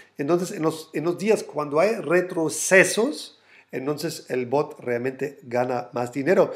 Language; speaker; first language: Spanish; non-native, fluent; German